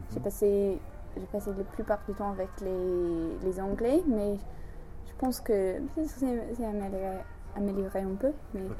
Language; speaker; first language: French; non-native, learner; English